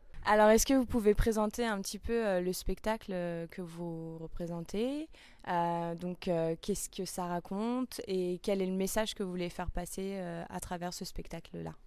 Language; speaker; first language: French; native; French